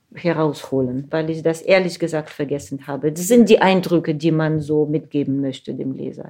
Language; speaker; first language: German; non-native, fluent; Ukrainian